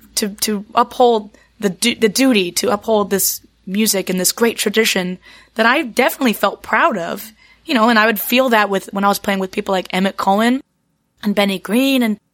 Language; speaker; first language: English; native; English